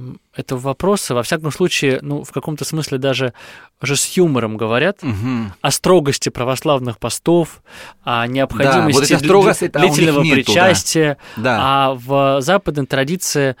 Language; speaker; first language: Russian; native; Russian